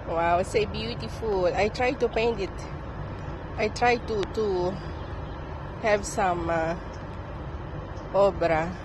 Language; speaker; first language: English; non-native, local second language; Filipino